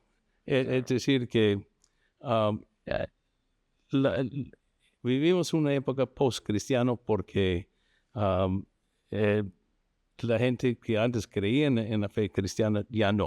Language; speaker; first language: Spanish; non-native, fluent; English